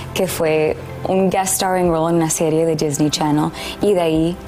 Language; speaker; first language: Spanish; early bilingual, heritage; Spanish